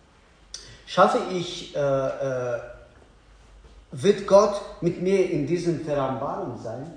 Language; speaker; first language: German; non-native, learner; Azerbaijani